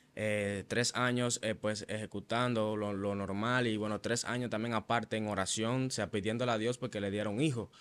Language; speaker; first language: Spanish; native; Spanish